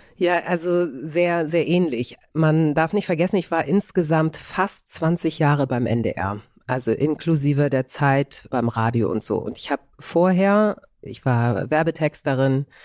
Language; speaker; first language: German; early bilingual, other home language; Greek